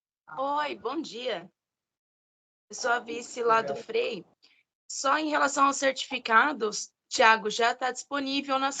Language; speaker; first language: Portuguese; native; Portuguese